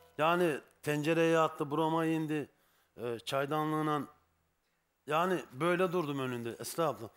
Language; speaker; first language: Turkish; native; Turkish